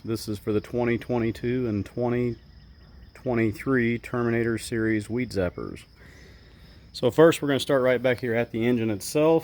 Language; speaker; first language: English; native; English